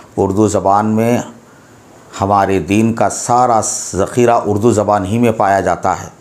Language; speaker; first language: Urdu; native; Urdu